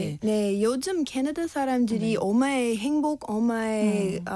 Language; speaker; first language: Korean; non-native, learner; English